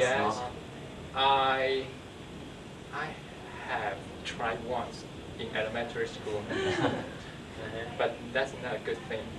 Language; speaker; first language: English; non-native, learner; Chinese